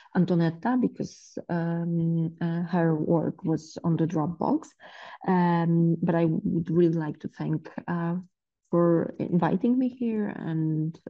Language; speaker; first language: English; non-native, fluent; Polish